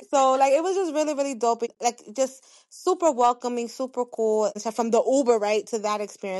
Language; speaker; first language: English; early bilingual, other home language; Spanish